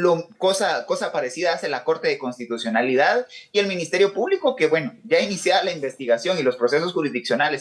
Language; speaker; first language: Spanish; native; Spanish